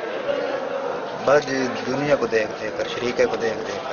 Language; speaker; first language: Urdu; non-native, local second language; Punjabi